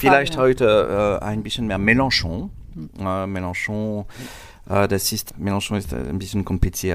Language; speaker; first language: German; non-native, learner; French